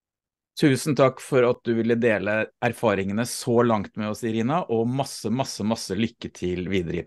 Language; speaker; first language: Norwegian; native; Norwegian